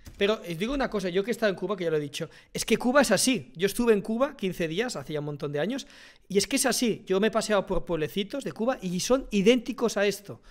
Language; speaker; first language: Spanish; native; Spanish